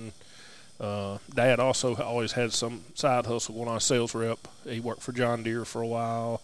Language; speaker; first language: English; native; English